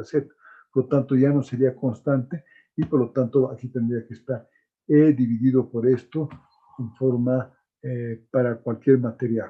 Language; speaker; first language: Spanish; native; Spanish